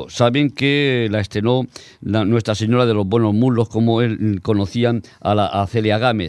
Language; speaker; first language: Spanish; native; Spanish